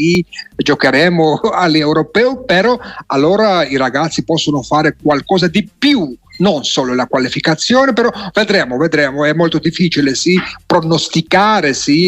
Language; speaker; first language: Italian; non-native, fluent; Georgian